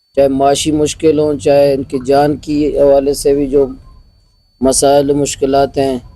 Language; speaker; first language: Urdu; non-native, local second language; Baluchi